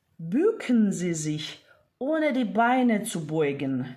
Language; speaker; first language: German; non-native, fluent; Ukrainian